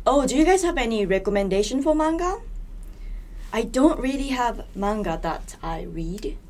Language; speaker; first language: English; non-native, fluent; Japanese